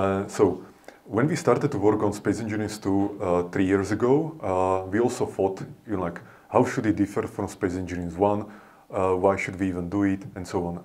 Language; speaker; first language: English; non-native, fluent; Slovak